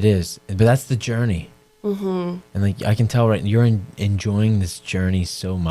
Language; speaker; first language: English; native; English